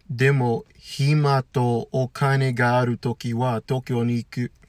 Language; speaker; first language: Japanese; non-native, learner; English